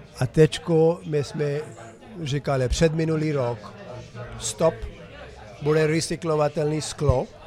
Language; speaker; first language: Czech; non-native, fluent; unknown